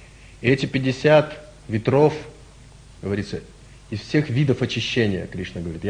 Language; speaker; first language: Russian; native; Russian